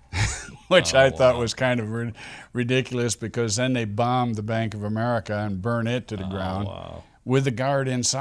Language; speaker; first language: English; native; English